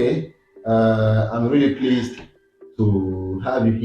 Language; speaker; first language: English; non-native, fluent; French